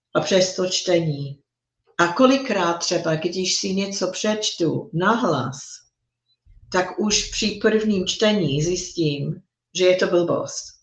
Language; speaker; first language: Czech; non-native, fluent; English